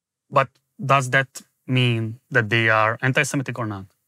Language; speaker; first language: English; non-native, fluent; Hungarian